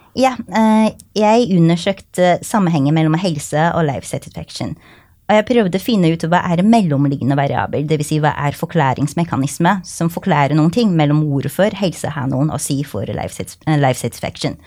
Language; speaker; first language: Norwegian; non-native, fluent; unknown